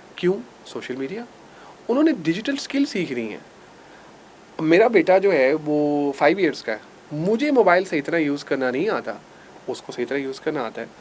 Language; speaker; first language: Urdu; non-native, local second language; Punjabi